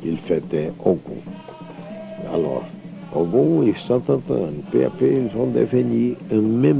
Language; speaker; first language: French; non-native, fluent; Portuguese